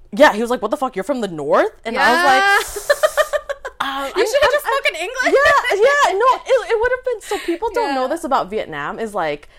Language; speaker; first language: English; early bilingual, other home language; Vietnamese